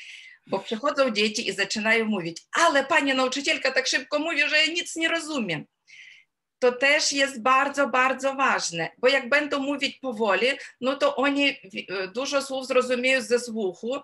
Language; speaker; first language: Polish; non-native, fluent; Ukrainian